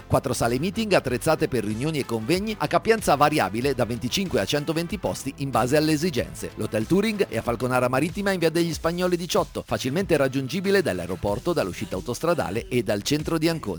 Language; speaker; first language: Italian; native; Italian